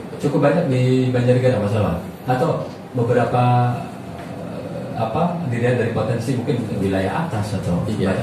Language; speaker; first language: Indonesian; native; Indonesian